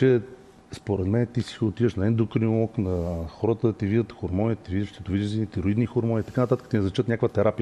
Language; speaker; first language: Bulgarian; native; Bulgarian